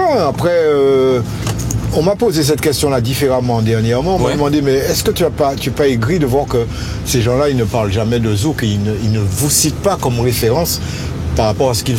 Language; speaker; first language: French; native; French